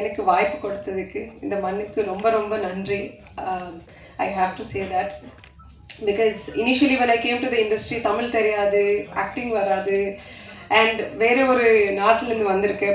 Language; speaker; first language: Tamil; non-native, local second language; Kannada